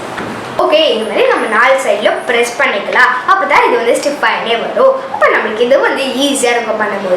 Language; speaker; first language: Tamil; native; Tamil